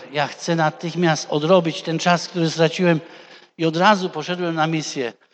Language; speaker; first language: Polish; native; Polish